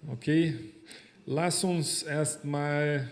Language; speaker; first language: German; non-native, fluent; Portuguese